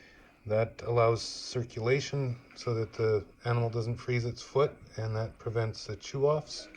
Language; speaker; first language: English; native; English